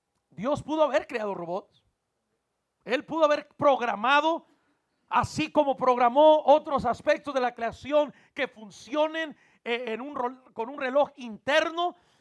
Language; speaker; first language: Spanish; early bilingual, heritage; Spanish